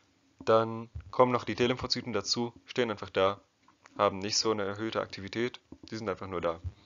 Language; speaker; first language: German; non-native, fluent; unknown